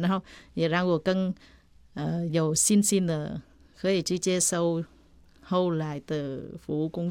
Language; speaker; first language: Chinese; non-native, fluent; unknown